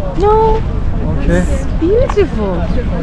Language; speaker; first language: English; non-native, learner; Persian